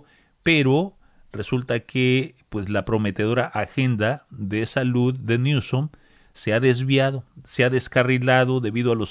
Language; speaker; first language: Spanish; native; Spanish